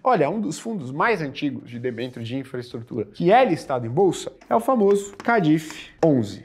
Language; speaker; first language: Portuguese; native; Portuguese